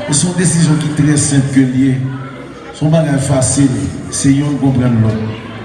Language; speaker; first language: French; non-native, local second language; Haitian Creole